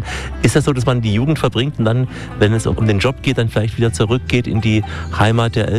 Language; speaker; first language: German; native; German